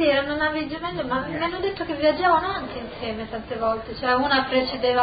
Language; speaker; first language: Italian; native; Italian